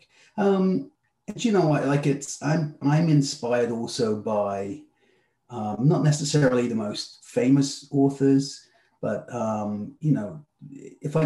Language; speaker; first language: English; native; English